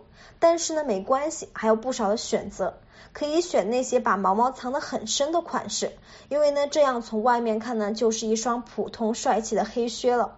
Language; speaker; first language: Chinese; native; Chinese